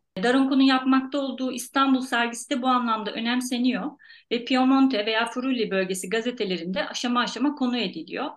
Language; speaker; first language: Turkish; native; Turkish